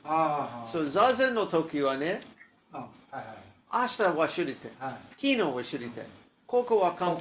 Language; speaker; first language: Japanese; non-native, learner; English